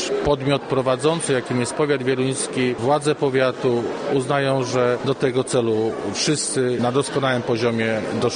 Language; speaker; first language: Polish; native; Polish